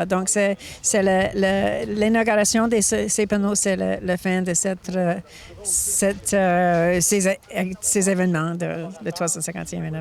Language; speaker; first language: French; non-native, local second language; English